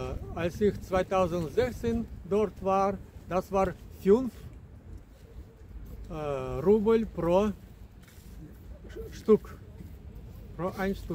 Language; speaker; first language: German; non-native, fluent; Russian